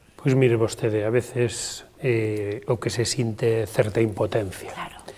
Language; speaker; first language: Spanish; non-native, local second language; Galician